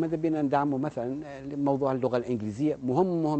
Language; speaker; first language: Arabic; native; Arabic